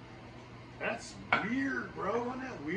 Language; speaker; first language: English; native; English